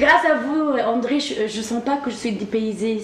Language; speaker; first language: French; non-native, learner; Arabic